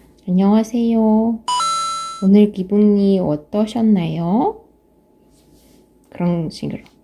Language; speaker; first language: Korean; non-native, fluent; Russian